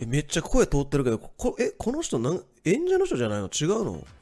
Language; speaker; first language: Japanese; native; Japanese